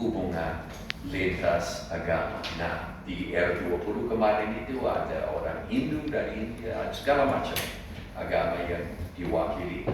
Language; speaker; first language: Indonesian; non-native, fluent; English